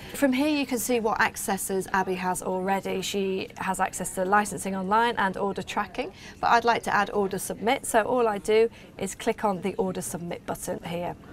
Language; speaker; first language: English; native; English